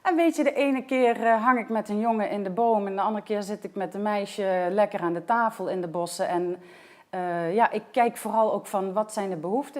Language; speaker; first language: Dutch; native; Dutch